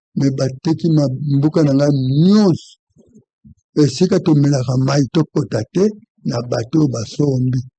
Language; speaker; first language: Lingala; non-native, local second language; Kongo